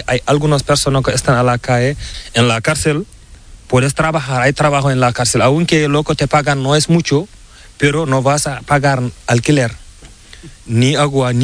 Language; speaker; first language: Spanish; non-native, learner; Fula